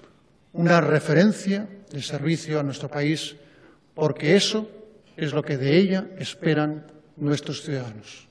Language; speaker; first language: Spanish; native; Spanish